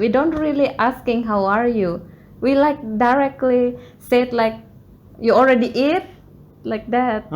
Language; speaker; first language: English; non-native, learner; Balinese